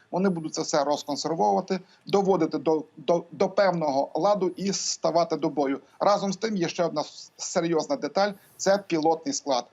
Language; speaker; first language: Ukrainian; native; Ukrainian